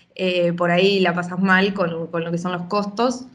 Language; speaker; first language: Spanish; native; Spanish